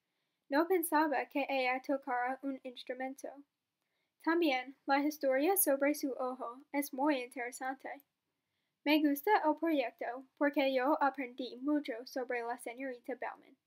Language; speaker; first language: Spanish; non-native, learner; English